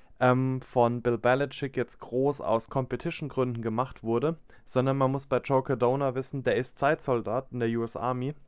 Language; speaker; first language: German; native; German